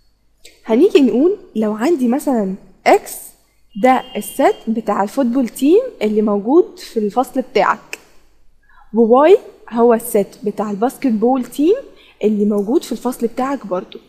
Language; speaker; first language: Arabic; native; Arabic